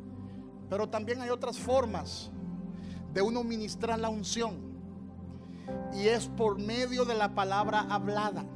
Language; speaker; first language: Spanish; native; Spanish